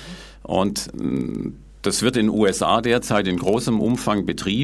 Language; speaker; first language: German; native; German